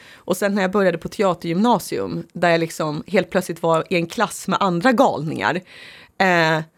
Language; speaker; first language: Swedish; early bilingual, other home language; Finnish